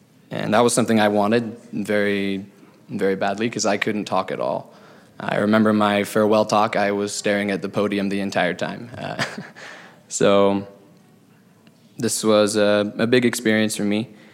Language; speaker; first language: English; native; English